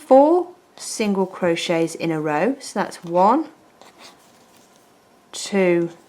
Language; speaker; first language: English; native; English